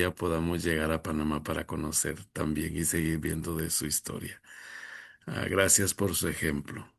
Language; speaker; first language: Spanish; native; Spanish